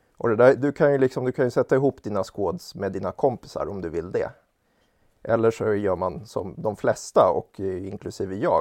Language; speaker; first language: Swedish; native; Swedish